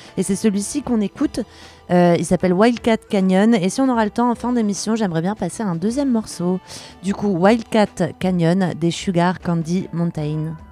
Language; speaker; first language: French; native; French